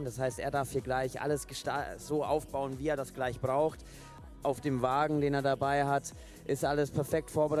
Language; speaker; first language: German; native; German